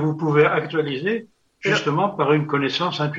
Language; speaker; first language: French; native; French